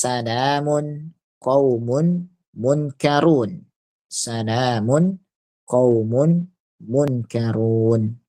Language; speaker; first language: Arabic; non-native, fluent; Indonesian